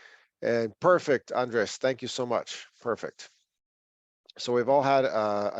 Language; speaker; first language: English; native; English